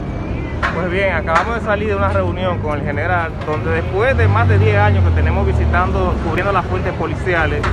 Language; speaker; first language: Spanish; native; Spanish